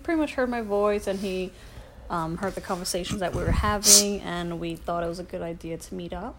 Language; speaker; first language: English; native; English